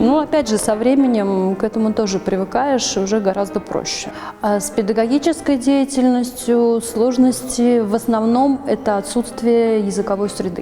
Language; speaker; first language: Russian; native; Russian